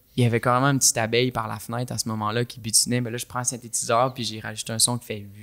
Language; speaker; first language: French; native; French